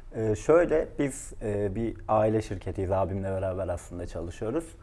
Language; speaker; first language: Turkish; native; Turkish